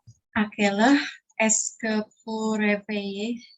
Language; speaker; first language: French; non-native, learner; Indonesian